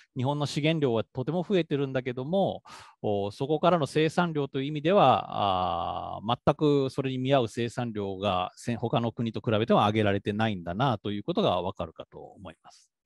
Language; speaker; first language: Japanese; native; Japanese